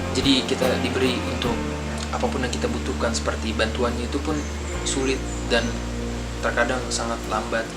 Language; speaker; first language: Indonesian; non-native, fluent; Arabic